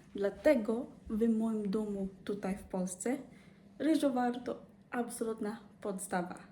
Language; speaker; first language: Polish; non-native, learner; Filipino